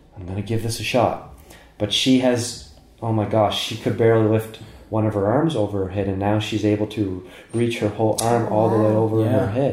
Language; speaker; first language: English; native; English